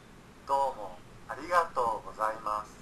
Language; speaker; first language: Japanese; non-native, learner; Indonesian